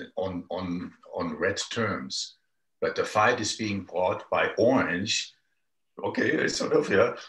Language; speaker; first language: English; non-native, fluent; German